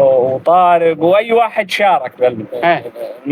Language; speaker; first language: Arabic; native; Arabic